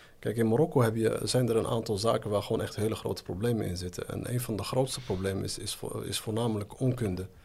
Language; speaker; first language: Dutch; early bilingual, other home language; Arabic